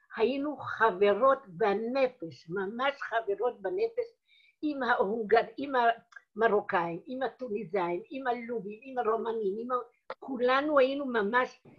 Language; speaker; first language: Hebrew; early bilingual, other home language; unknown